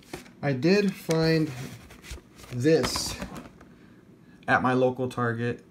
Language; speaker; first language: English; native; English